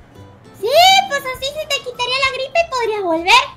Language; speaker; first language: Spanish; native; Spanish